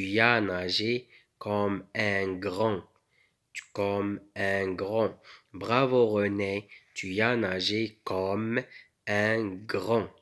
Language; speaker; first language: French; non-native, local second language; Arabic